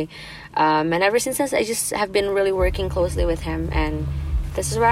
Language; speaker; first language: English; non-native, fluent; Indonesian